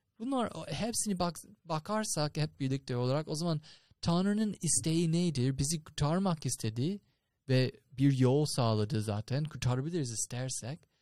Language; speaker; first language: Turkish; non-native, fluent; English